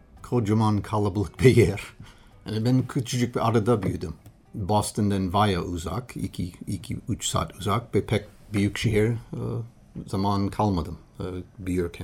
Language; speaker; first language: Turkish; non-native, learner; English